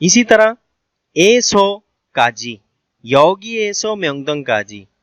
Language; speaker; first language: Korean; non-native, learner; Urdu